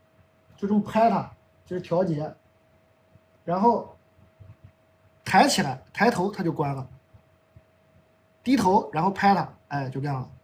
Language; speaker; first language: Chinese; native; Chinese